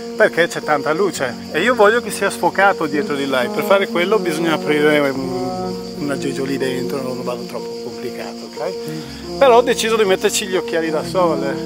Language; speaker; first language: Italian; non-native, fluent; English